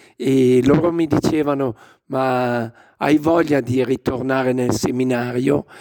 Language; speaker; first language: Italian; native; Italian